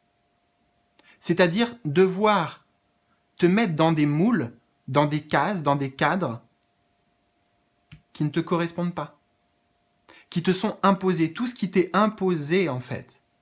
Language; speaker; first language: French; native; French